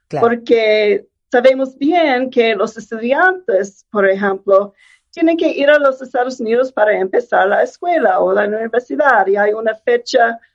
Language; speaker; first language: Spanish; non-native, fluent; English